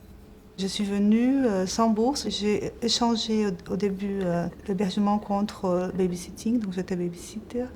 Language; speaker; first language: French; non-native, fluent; Portuguese